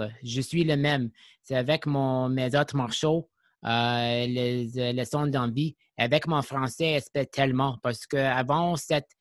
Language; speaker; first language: French; non-native, learner; English